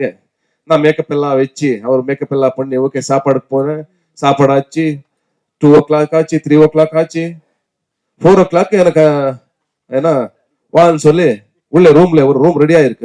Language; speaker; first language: Tamil; non-native, learner; Kannada